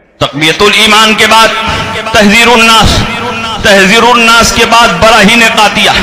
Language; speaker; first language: Urdu; native; Urdu